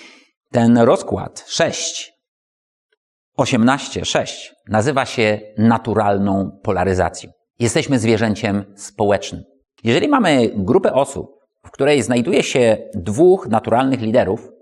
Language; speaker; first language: Polish; native; Polish